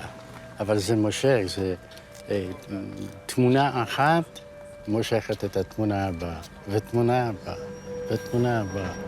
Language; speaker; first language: Hebrew; non-native, fluent; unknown